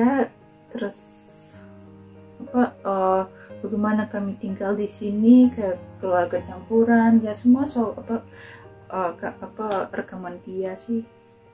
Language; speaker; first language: Indonesian; non-native, fluent; Russian